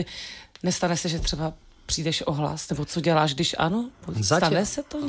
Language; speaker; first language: Czech; native; Czech